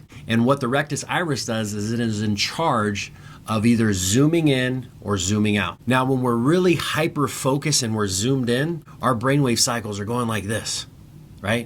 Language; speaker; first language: English; native; English